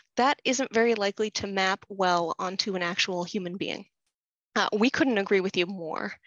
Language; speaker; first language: English; native; English